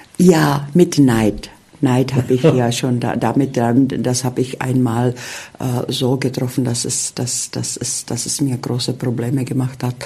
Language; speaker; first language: German; early bilingual, heritage; Czech